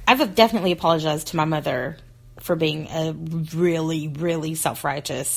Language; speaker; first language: English; native; English